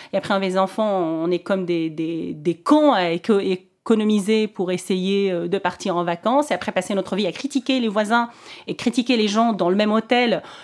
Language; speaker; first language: French; non-native, local second language; Arabic